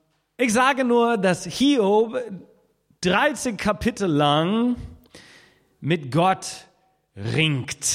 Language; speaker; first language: German; non-native, fluent; English